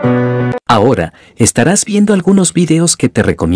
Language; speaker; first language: Spanish; native; Spanish